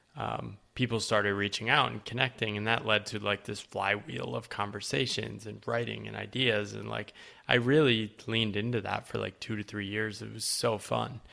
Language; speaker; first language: English; native; English